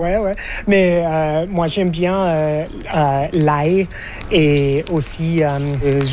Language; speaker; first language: French; non-native, fluent; English